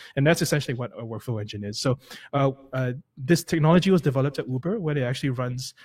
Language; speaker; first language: English; native; English